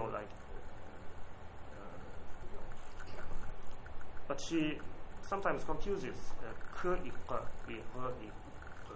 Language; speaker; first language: English; non-native, learner; Japanese